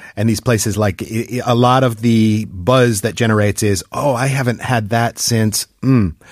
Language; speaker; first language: English; native; English